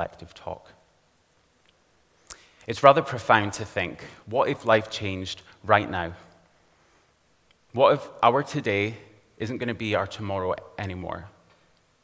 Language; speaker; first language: English; native; English